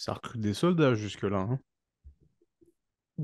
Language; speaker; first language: French; native; French